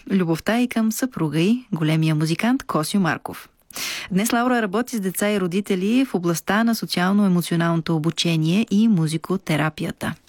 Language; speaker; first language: Bulgarian; native; Bulgarian